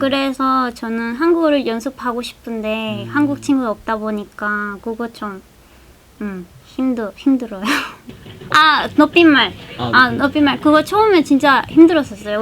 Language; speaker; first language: Korean; non-native, fluent; Spanish